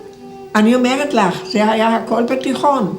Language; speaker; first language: Hebrew; non-native, fluent; German